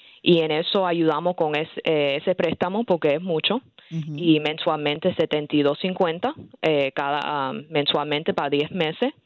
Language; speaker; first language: Spanish; early bilingual, heritage; Spanish